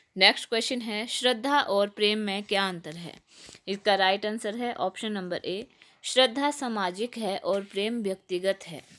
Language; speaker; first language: Hindi; native; Hindi